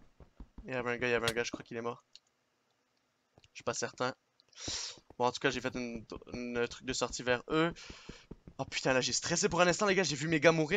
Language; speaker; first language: French; native; French